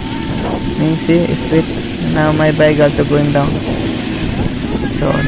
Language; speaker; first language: English; non-native, learner; Nepali